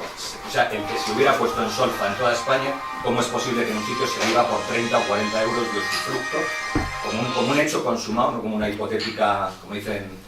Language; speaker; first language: Spanish; native; Spanish